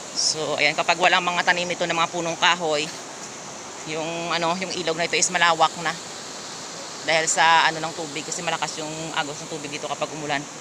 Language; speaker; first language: Filipino; non-native, local second language; Hiligaynon